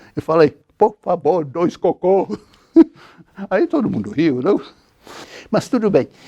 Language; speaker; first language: Portuguese; non-native, fluent; Czech